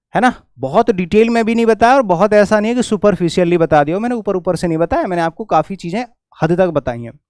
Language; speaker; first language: Hindi; native; Hindi